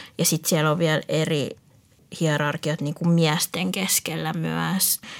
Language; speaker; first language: Finnish; early bilingual, other home language; Vietnamese